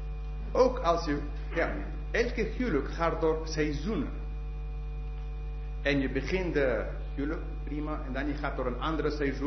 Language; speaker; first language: Dutch; non-native, fluent; English